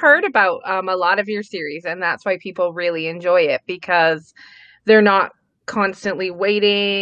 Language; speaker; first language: English; native; English